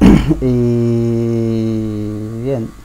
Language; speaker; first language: Spanish; non-native, learner; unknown